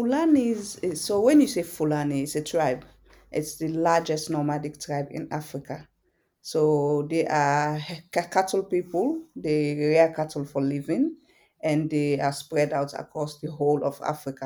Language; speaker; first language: English; non-native, local second language; Fula